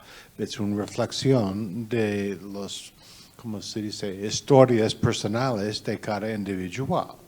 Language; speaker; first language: Spanish; non-native, learner; English